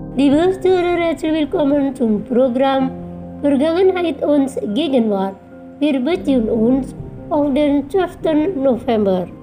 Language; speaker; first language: German; non-native, fluent; Indonesian